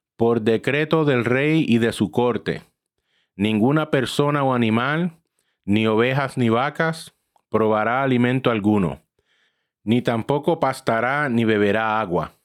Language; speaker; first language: Spanish; early bilingual, heritage; Spanish